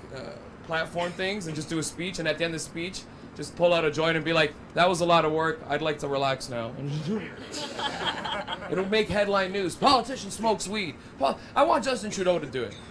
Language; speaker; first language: English; native; English